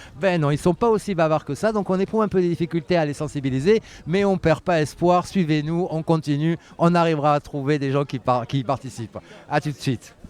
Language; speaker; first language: French; native; French